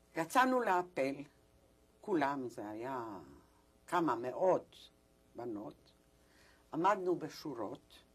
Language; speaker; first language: Hebrew; non-native, fluent; Polish